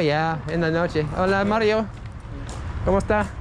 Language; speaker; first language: Spanish; non-native, learner; English